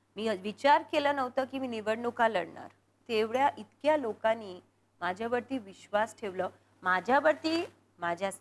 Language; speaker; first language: Marathi; non-native, local second language; Punjabi